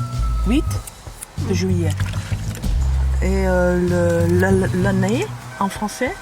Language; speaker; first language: French; non-native, learner; Dutch